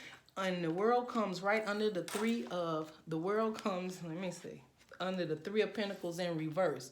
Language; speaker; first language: English; native; English